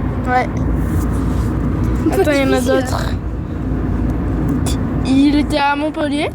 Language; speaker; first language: French; native; French